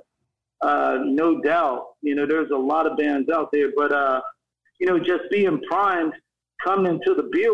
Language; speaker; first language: English; native; English